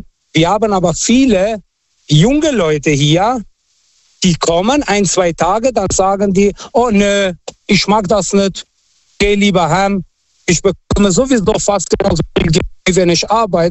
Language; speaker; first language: German; non-native, fluent; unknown